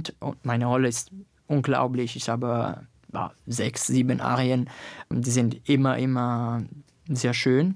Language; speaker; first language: German; non-native, fluent; Italian